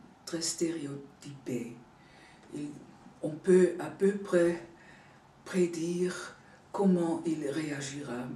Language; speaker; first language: French; non-native, fluent; Dutch